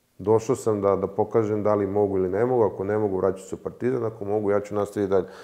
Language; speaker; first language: Serbian; native; Serbian